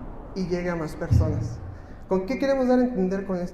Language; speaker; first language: Spanish; native; Spanish